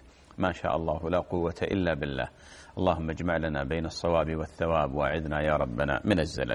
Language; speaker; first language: Arabic; native; Arabic